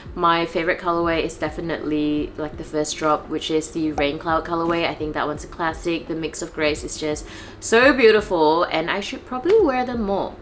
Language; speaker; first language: English; non-native, local second language; Chinese